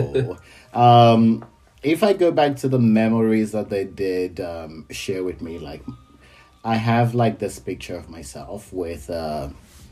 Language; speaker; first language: English; non-native, local second language; Yoruba